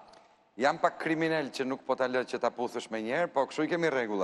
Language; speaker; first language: Albanian; native; Albanian